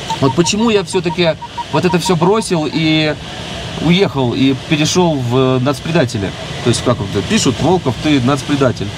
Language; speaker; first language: Russian; native; Russian